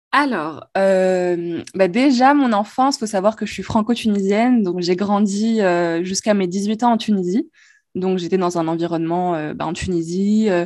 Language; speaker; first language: French; non-native, local second language; Arabic